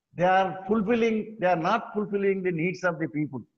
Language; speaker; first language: English; non-native, local second language; Telugu